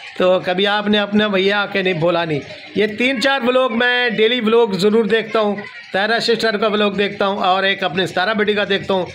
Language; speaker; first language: Urdu; non-native, local second language; Punjabi